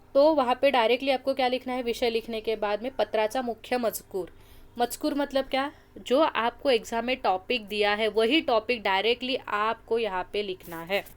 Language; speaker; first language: Hindi; non-native, local second language; Marathi